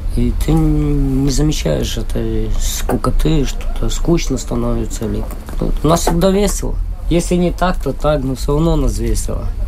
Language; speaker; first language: Russian; non-native, local second language; Ukrainian